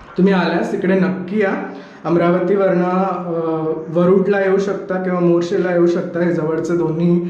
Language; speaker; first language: Marathi; native; Marathi